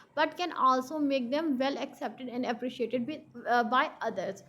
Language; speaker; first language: English; non-native, local second language; Urdu